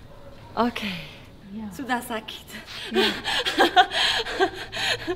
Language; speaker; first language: Indonesian; non-native, learner; Polish